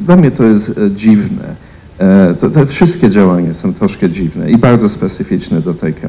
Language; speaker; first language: Polish; non-native, fluent; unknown